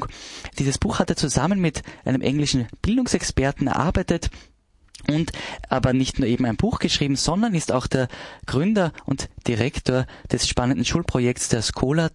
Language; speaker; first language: German; native; German